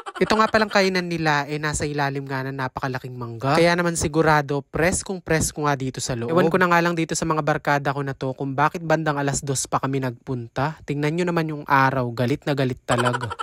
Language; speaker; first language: Filipino; non-native, local second language; Pampanga